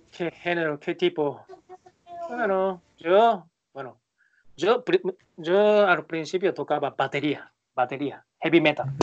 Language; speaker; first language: Spanish; non-native, learner; Japanese